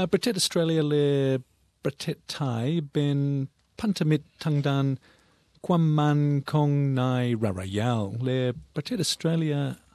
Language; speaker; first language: Thai; non-native, learner; English